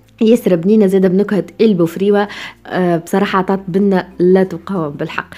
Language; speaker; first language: Arabic; native; Arabic